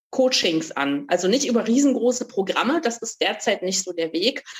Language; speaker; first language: German; native; German